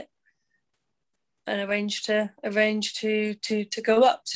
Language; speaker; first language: English; native; English